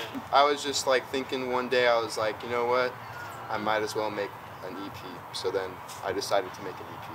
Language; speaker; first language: English; native; English